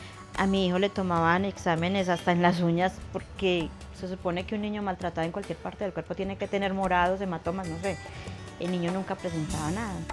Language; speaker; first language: Spanish; native; Spanish